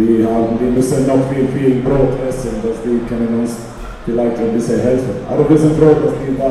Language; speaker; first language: German; non-native, fluent; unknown